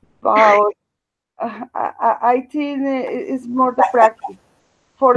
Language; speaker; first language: English; non-native, learner; Spanish